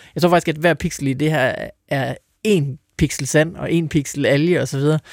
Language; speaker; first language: Danish; native; Danish